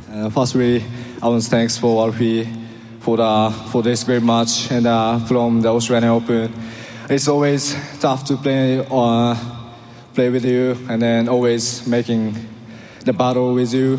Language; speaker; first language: English; non-native, learner; Japanese